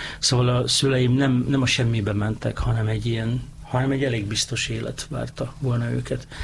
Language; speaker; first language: Hungarian; native; Hungarian